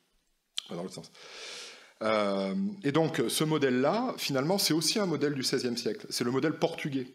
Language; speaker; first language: French; native; French